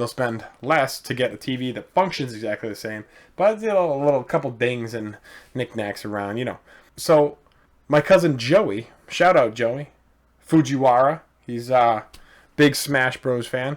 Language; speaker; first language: English; native; English